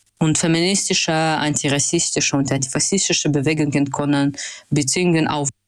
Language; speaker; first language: German; non-native, fluent; Russian